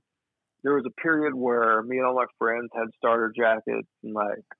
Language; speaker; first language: English; native; English